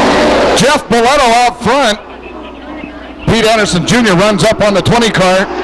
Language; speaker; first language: English; native; English